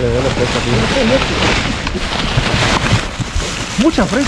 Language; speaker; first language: Spanish; non-native, learner; Filipino